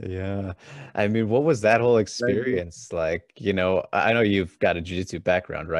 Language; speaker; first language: English; native; English